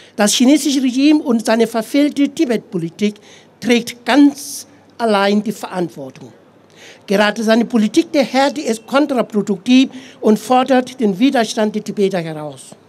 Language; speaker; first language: German; non-native, fluent; Tibetan